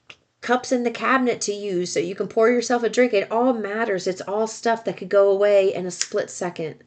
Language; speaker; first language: English; native; English